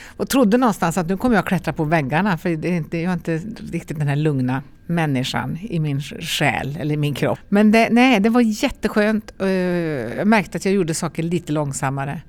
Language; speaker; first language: Swedish; native; Swedish